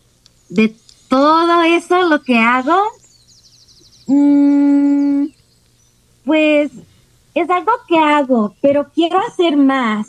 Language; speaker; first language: Spanish; early bilingual, other home language; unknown